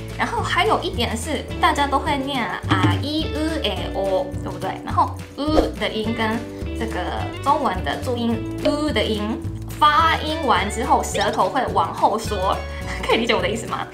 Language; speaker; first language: Chinese; non-native, fluent; Japanese